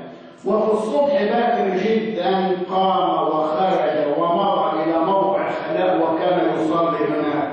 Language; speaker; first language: Arabic; native; Arabic